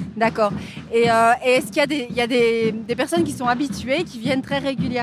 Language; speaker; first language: French; native; French